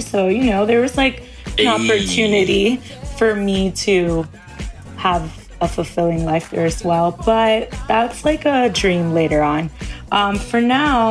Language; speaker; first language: English; native; English